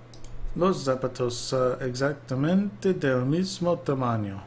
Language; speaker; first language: Spanish; non-native, learner; English